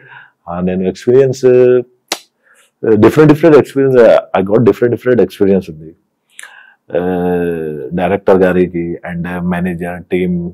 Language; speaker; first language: Telugu; non-native, local second language; Hindi